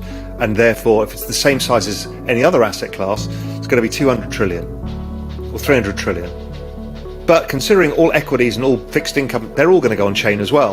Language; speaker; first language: English; native; English